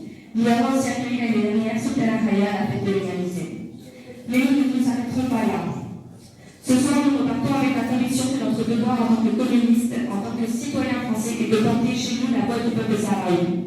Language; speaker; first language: French; native; French